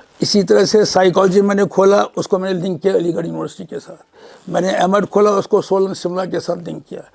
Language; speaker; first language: Urdu; non-native, local second language; Kashmiri